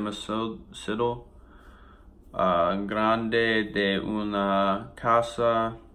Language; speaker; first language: Spanish; non-native, learner; English